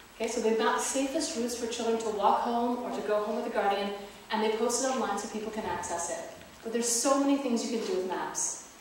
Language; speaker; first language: English; native; English